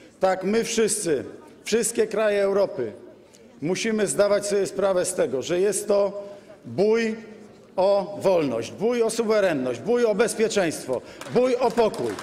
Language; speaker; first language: Polish; native; Polish